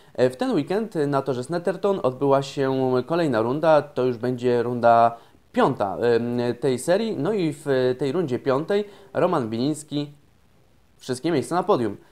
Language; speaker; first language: Polish; native; Polish